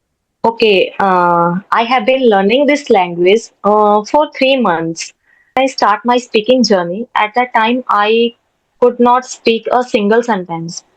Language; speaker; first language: English; non-native, learner; Hindi